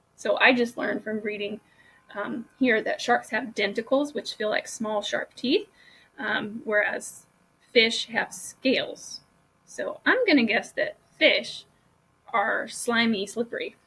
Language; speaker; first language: English; native; English